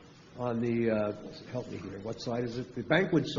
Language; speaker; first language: English; native; English